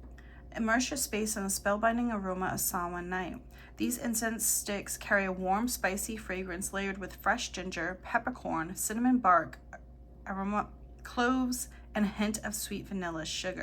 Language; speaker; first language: English; native; English